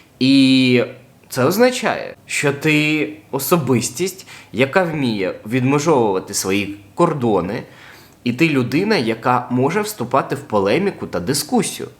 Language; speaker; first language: Ukrainian; non-native, local second language; Russian